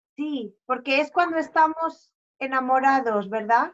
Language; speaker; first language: Italian; non-native, learner; Spanish